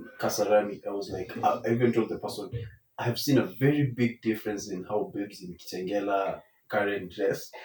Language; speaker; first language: English; non-native, local second language; Swahili